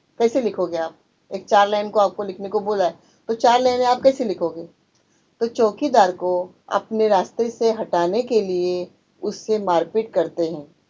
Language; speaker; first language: Hindi; non-native, local second language; Marathi